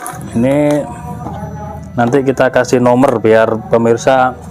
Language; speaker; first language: Indonesian; native; Indonesian